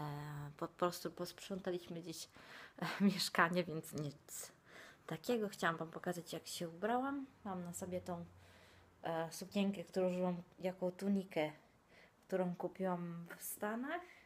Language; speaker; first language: Polish; non-native, fluent; Italian